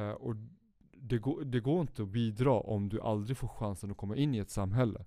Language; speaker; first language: Swedish; early bilingual, other home language; Kurdish